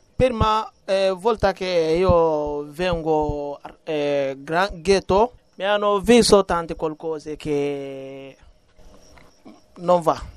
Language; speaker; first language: Italian; non-native, learner; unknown